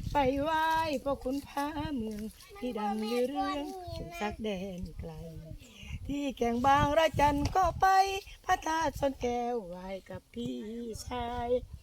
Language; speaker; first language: Thai; native; Thai